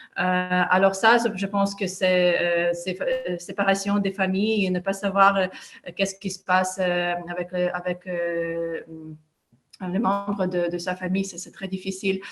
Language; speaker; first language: French; non-native, fluent; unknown